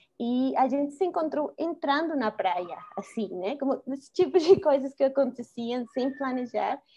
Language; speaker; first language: Portuguese; non-native, fluent; Spanish